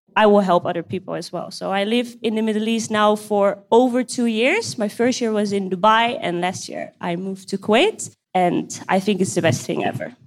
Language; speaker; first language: English; non-native, fluent; Dutch